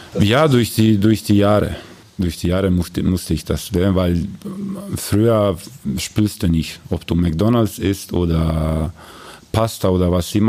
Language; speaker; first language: German; non-native, learner; Croatian